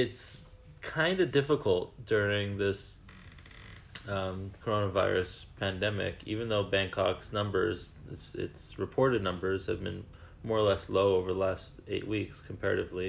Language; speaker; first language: English; native; English